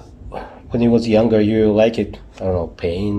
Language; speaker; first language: English; non-native, learner; Russian